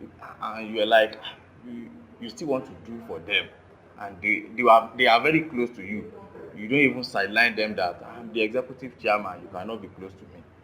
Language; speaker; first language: English; non-native, local second language; Yoruba